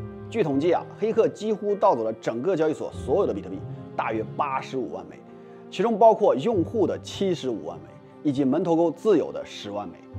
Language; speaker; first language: Chinese; native; Chinese